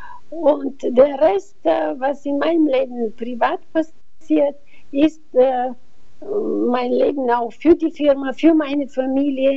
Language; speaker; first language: German; non-native, fluent; Bulgarian